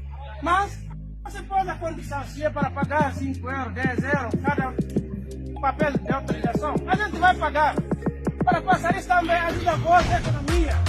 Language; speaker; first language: Portuguese; non-native, fluent; Haitian Creole